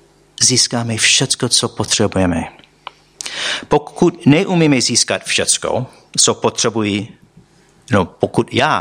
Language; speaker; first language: Czech; non-native, fluent; English